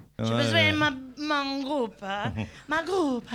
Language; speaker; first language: French; non-native, learner; English